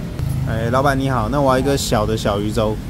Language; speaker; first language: Chinese; native; Chinese